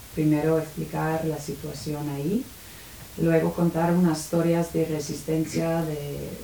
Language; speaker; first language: Spanish; non-native, fluent; English